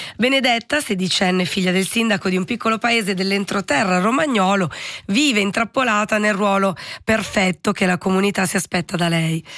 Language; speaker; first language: Italian; native; Italian